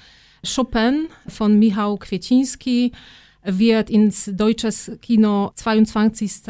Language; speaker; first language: German; non-native, fluent; Polish